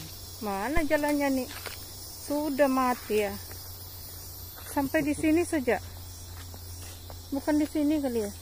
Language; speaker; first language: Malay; non-native, learner; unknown